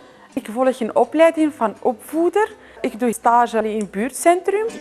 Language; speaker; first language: Dutch; non-native, fluent; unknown